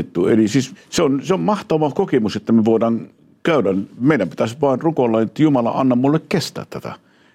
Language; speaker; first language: Finnish; non-native, fluent; Hebrew